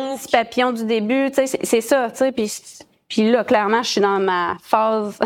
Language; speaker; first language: French; native; French